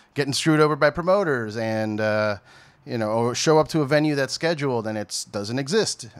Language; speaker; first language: English; native; English